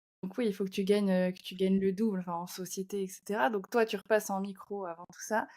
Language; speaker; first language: French; native; French